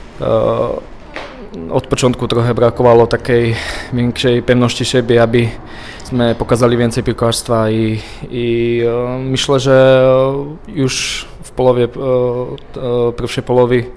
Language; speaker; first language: Polish; non-native, learner; Slovak